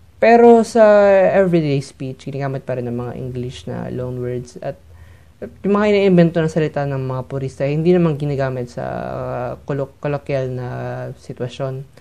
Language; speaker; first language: Filipino; native; Filipino